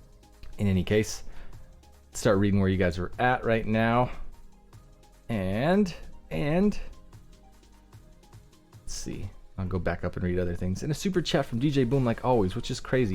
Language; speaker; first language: English; native; English